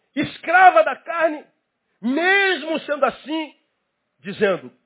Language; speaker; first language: Portuguese; native; Portuguese